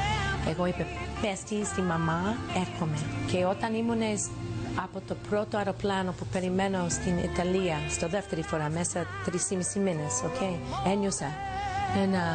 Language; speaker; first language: Greek; early bilingual, heritage; English